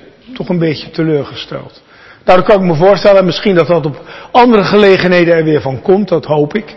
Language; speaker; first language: Dutch; native; Dutch